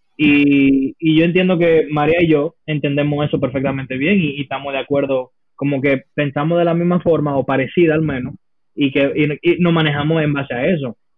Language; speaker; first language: Spanish; early bilingual, heritage; Spanish